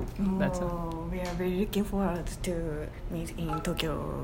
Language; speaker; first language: English; non-native, learner; Japanese